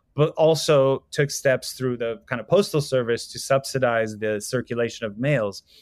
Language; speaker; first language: English; non-native, fluent; Persian